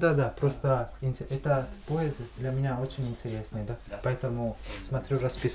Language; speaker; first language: Russian; non-native, learner; Italian